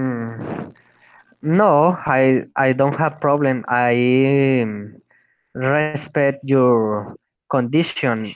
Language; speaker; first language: English; non-native, learner; Spanish